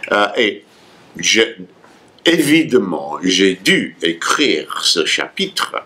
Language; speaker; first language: French; non-native, fluent; English